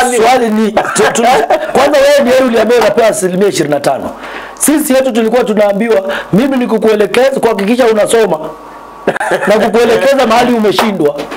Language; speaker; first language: Swahili; non-native, local second language; Luyia